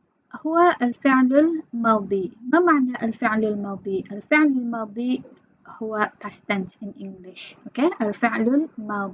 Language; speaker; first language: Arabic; non-native, fluent; Malay